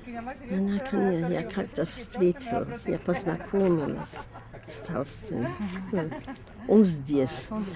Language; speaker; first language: Russian; non-native, fluent; English